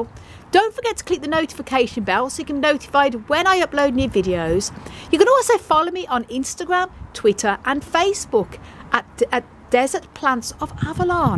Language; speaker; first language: English; native; English